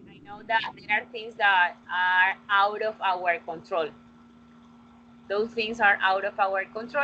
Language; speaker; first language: English; non-native, fluent; Spanish